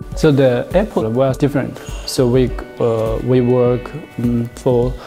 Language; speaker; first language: English; non-native, learner; Chinese